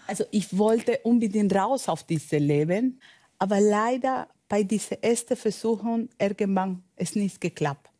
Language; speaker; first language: German; non-native, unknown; Spanish